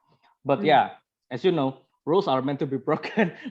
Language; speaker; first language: English; non-native, learner; Indonesian